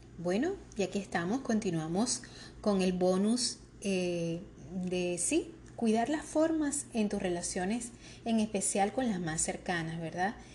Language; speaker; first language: Spanish; native; Spanish